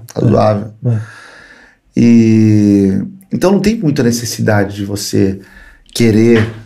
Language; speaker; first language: Portuguese; early bilingual, other home language; Spanish